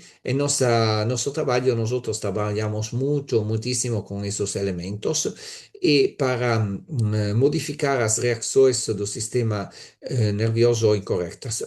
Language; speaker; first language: Spanish; non-native, learner; Italian